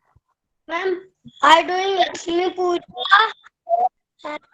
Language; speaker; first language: English; non-native, learner; Hindi